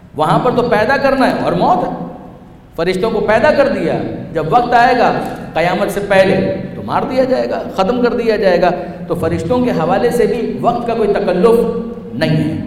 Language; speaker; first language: Urdu; non-native, local second language; Punjabi